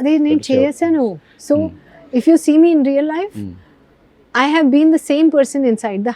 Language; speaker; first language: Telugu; non-native, learner; Hindi